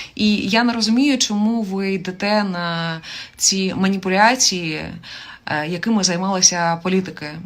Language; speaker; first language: Ukrainian; native; Ukrainian